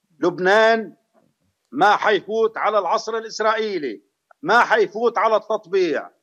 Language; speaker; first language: Arabic; native; Arabic